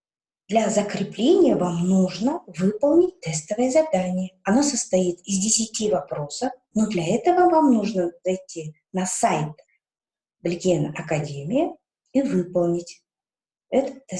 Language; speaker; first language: Russian; non-native, local second language; Kazakh